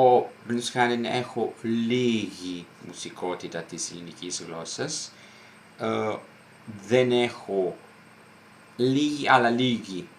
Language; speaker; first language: Greek; non-native, fluent; Italian